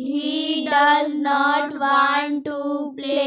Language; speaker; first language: English; non-native, learner; Hindi